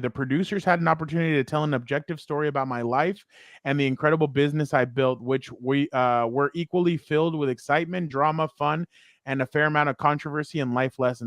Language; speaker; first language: English; native; English